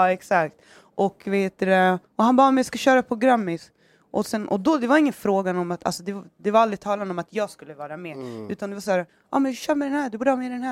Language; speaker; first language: Swedish; native; Swedish